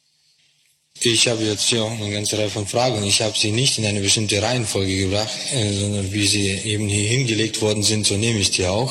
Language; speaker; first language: German; non-native, fluent; Russian